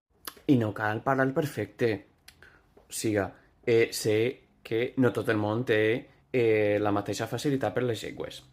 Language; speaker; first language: Catalan; non-native, fluent; English